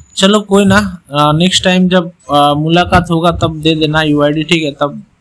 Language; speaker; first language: Hindi; non-native, local second language; Bangla